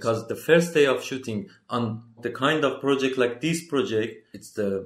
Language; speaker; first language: English; non-native, learner; Persian